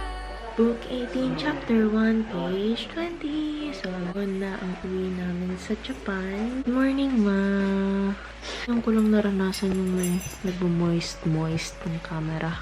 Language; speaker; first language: Filipino; early bilingual, heritage; Filipino